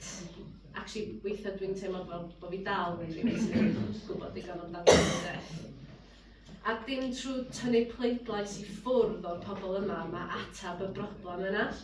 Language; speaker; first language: Welsh; native; Welsh